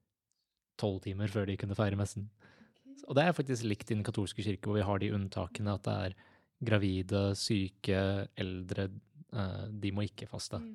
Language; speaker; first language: Norwegian; native; Norwegian